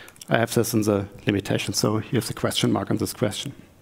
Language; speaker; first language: English; non-native, fluent; German